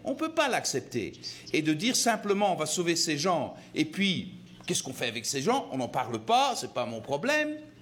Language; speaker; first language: French; non-native, fluent; Dutch